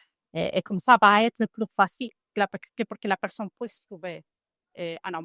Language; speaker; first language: French; non-native, fluent; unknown